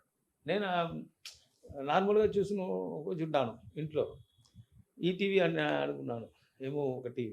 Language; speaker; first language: Telugu; non-native, learner; Tamil